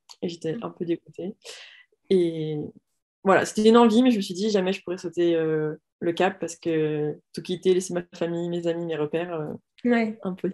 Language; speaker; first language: French; native; French